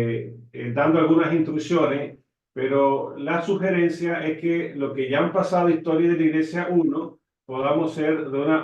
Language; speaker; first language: Spanish; native; Spanish